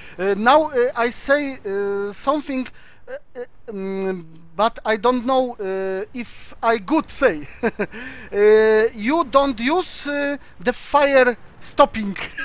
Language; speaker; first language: English; non-native, learner; Polish